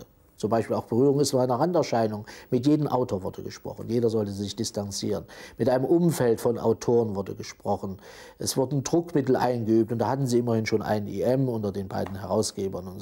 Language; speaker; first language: German; native; German